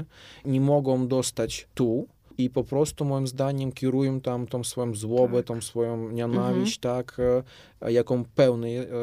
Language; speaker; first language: Polish; non-native, fluent; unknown